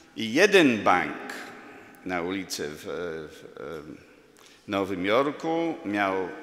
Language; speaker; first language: Polish; non-native, fluent; English